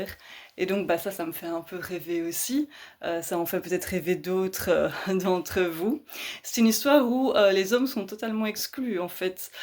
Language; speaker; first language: French; native; French